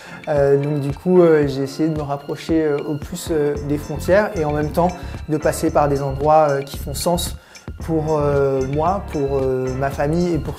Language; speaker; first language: French; native; French